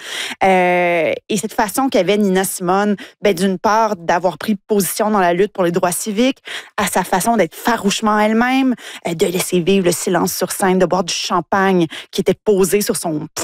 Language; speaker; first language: French; native; French